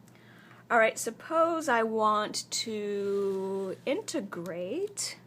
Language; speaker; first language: English; native; English